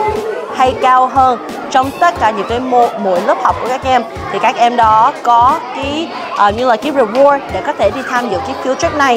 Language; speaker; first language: Vietnamese; early bilingual, heritage; Vietnamese